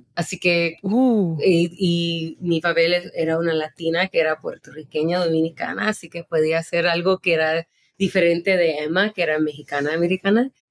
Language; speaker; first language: Spanish; early bilingual, heritage; Spanish